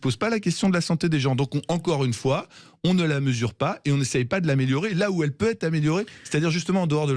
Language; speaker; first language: French; native; French